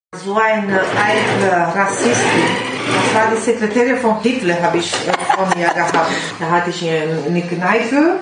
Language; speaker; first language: German; early bilingual, other home language; Portuguese